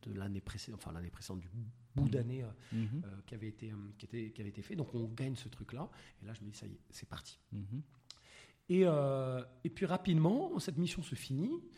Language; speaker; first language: French; native; French